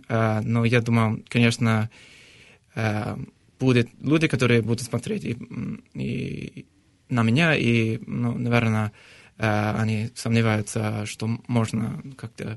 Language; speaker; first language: Russian; non-native, fluent; English